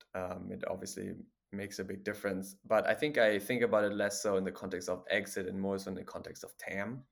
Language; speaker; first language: English; non-native, fluent; German